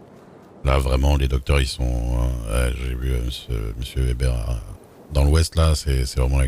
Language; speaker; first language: French; native; French